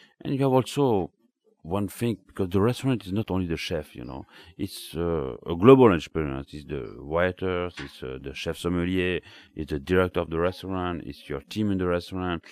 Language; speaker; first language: English; non-native, learner; French